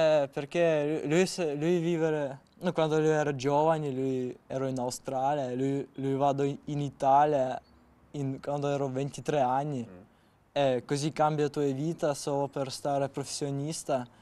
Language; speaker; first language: Italian; non-native, learner; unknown